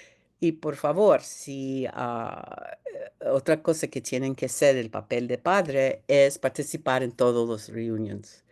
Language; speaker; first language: Spanish; early bilingual, heritage; Spanish